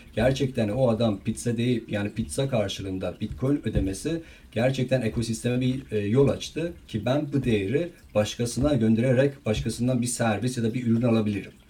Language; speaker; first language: Turkish; non-native, fluent; Persian